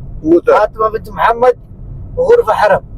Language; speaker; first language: Arabic; non-native, learner; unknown